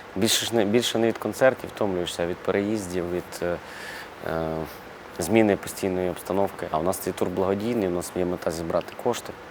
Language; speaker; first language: Ukrainian; non-native, local second language; Russian